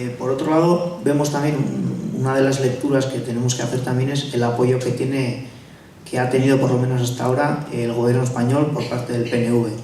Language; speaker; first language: Spanish; non-native, local second language; Basque